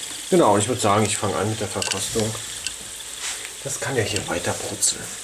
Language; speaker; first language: German; native; German